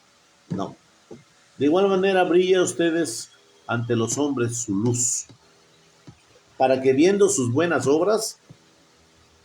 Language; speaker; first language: Spanish; native; Spanish